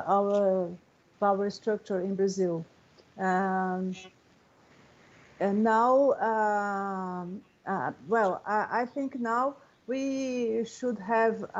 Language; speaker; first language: English; non-native, learner; Portuguese